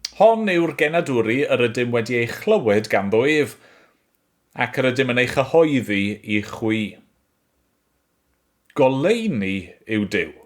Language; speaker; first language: Welsh; native; Welsh